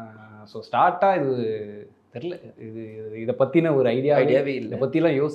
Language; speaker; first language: Tamil; native; Tamil